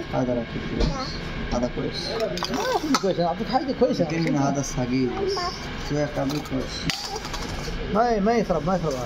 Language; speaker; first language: Arabic; non-native, learner; Bangla